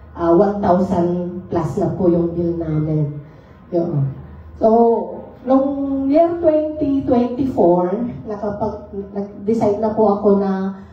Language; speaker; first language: Filipino; non-native, local second language; Bikol